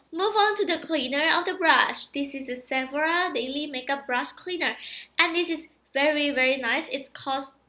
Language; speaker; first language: English; non-native, fluent; Indonesian